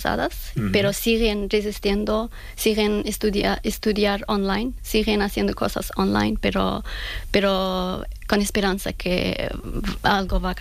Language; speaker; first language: Spanish; non-native, learner; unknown